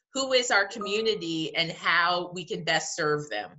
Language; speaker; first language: English; native; English